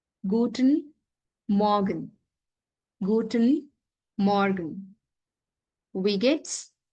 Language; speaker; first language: German; non-native, fluent; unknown